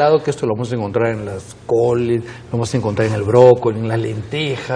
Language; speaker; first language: Spanish; native; Spanish